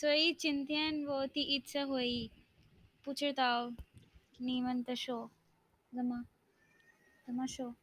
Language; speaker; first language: Chinese; non-native, learner; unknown